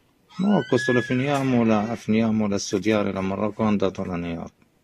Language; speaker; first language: Italian; non-native, learner; Arabic